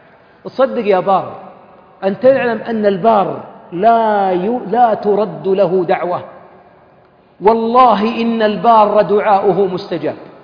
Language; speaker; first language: Arabic; native; Arabic